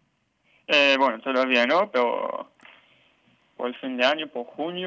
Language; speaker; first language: Spanish; non-native, learner; Hebrew